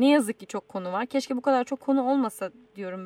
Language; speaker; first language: Turkish; native; Turkish